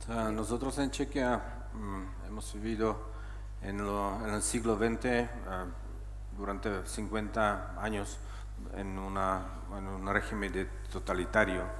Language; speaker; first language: Spanish; non-native, fluent; Czech